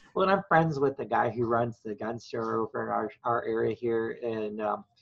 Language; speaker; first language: English; native; English